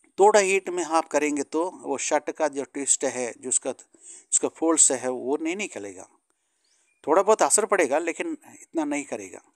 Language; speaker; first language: Hindi; non-native, local second language; Tamil